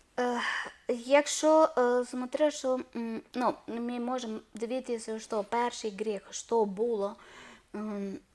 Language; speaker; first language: Ukrainian; non-native, learner; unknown